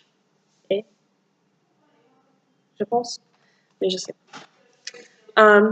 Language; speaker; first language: French; non-native, learner; English